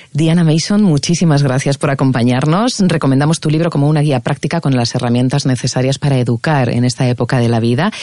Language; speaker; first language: Spanish; native; Spanish